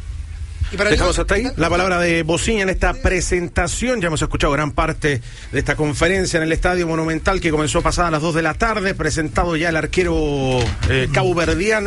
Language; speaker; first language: Spanish; native; Spanish